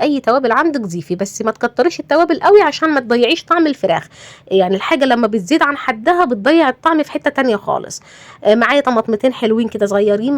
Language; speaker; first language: Arabic; native; Arabic